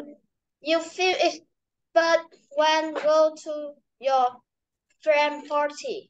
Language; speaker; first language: English; non-native, learner; Vietnamese